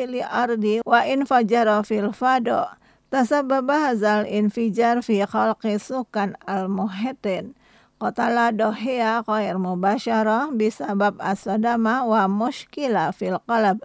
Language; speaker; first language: Arabic; non-native, fluent; Indonesian